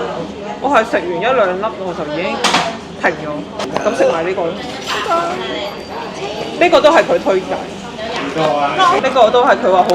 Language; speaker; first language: Cantonese; native; Cantonese